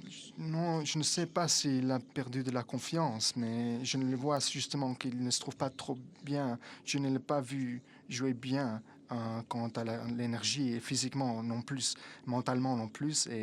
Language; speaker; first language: French; non-native, fluent; Italian